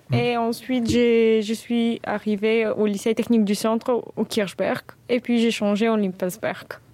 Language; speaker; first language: French; early bilingual, other home language; Bulgarian